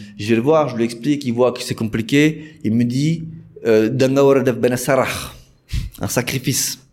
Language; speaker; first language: French; native; French